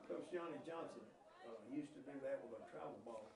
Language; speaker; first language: English; native; English